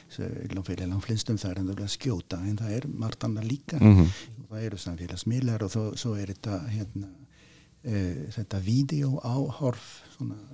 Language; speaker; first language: Icelandic; non-native, fluent; French